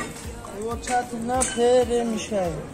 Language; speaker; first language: Russian; non-native, local second language; Tajik